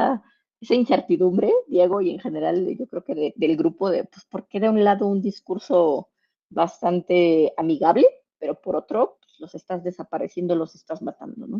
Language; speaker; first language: Spanish; native; Spanish